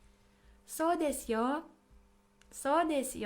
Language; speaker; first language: Japanese; non-native, fluent; English